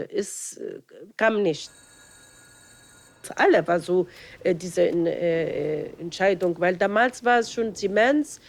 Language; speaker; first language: German; non-native, fluent; Arabic